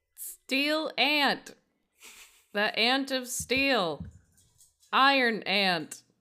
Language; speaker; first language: English; native; English